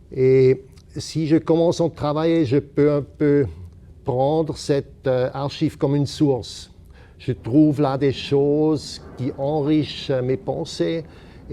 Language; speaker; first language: French; non-native, fluent; German